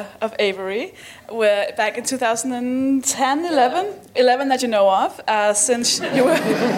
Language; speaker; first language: English; non-native, fluent; Danish